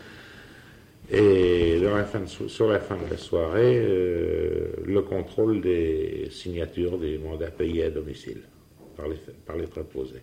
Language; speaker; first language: French; native; French